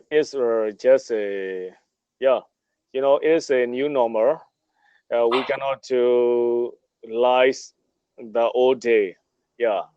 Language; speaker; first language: English; non-native, learner; Burmese